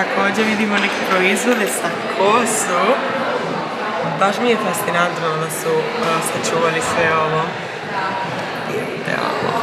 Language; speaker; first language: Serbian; early bilingual, heritage; Serbian